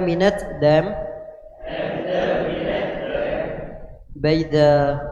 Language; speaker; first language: English; non-native, learner; Indonesian